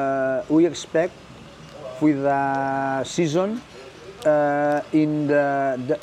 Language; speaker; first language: English; non-native, learner; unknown